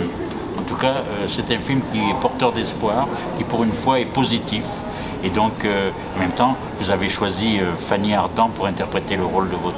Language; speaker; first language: French; native; French